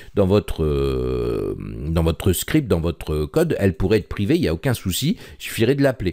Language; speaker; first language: French; native; French